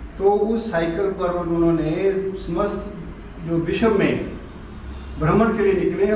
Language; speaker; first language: Hindi; non-native, local second language; Punjabi